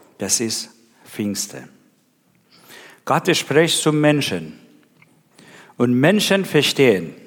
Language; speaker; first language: German; non-native, learner; Persian